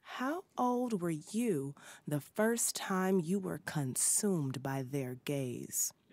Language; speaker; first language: English; native; English